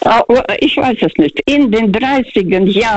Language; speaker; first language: German; non-native, fluent; Russian